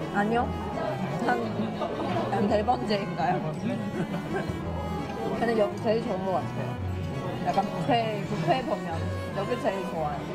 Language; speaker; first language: Korean; non-native, fluent; Chinese